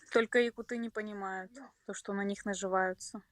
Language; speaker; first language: Russian; native; Russian